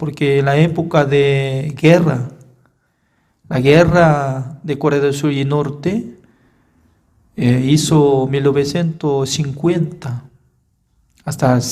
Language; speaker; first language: Spanish; non-native, fluent; Korean